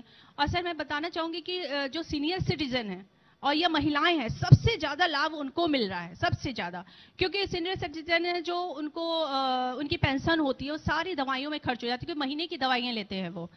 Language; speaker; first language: Hindi; native; Hindi